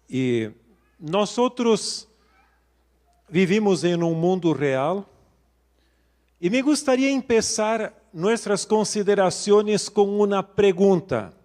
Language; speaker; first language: Spanish; non-native, local second language; Portuguese